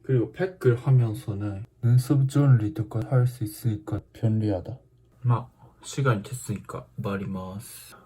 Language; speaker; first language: Korean; non-native, learner; Japanese